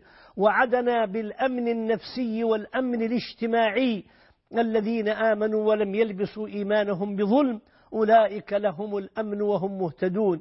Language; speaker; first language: Arabic; native; Arabic